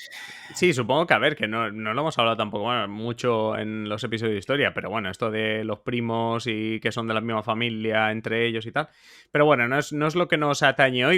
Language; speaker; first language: Spanish; native; Spanish